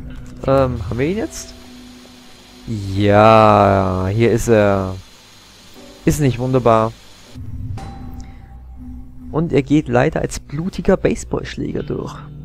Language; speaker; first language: German; native; German